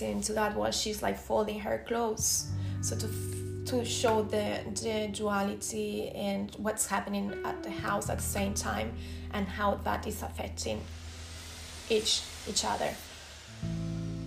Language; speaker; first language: English; non-native, fluent; Spanish